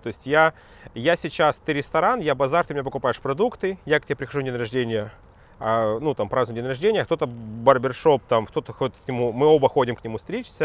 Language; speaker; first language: Russian; native; Russian